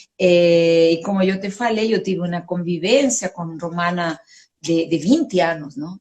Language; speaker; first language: Portuguese; non-native, fluent; Spanish